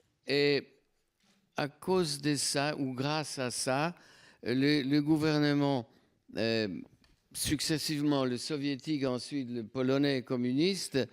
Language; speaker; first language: French; non-native, fluent; Polish